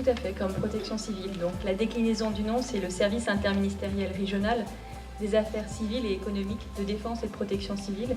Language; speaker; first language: French; native; French